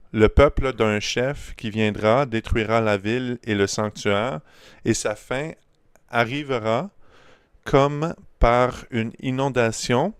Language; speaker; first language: French; native; French